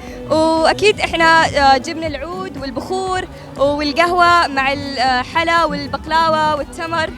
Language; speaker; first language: Arabic; early bilingual, heritage; Arabic